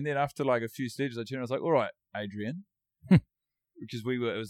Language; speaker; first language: English; native; English